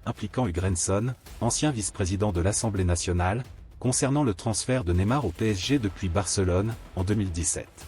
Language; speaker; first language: French; native; French